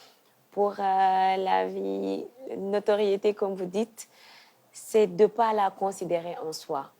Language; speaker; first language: French; non-native, local second language; Wolof